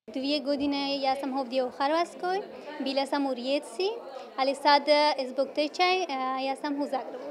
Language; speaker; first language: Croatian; non-native, learner; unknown